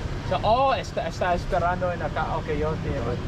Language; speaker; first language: Spanish; non-native, learner; English